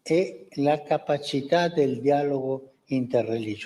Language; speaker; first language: Italian; non-native, fluent; Spanish